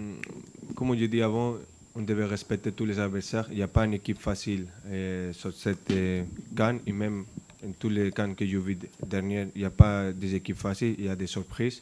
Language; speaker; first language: French; non-native, fluent; Spanish